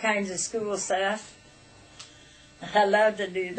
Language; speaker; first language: English; native; English